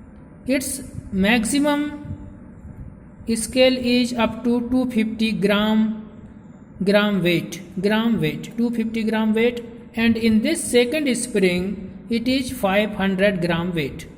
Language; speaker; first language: English; non-native, local second language; Hindi